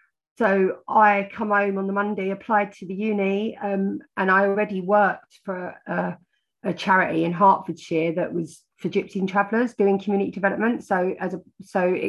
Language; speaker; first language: English; native; English